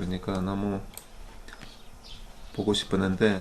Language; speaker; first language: Korean; non-native, fluent; Russian